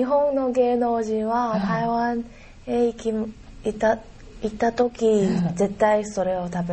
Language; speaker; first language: Japanese; non-native, learner; Chinese